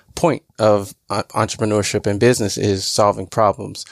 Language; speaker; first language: English; native; English